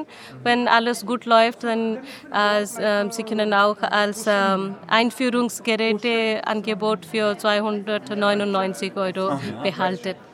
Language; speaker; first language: German; non-native, learner; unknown